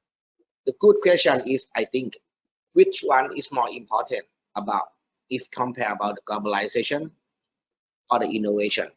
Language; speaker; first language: English; non-native, learner; Thai